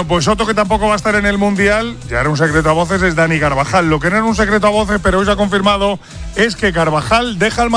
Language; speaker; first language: Spanish; native; Spanish